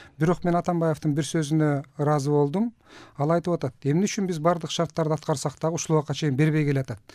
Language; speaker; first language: Kyrgyz; native; Kyrgyz